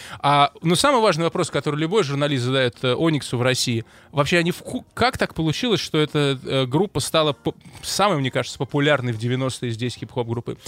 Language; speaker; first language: Russian; native; Russian